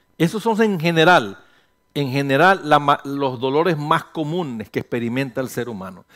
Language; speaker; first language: Spanish; early bilingual, heritage; Spanish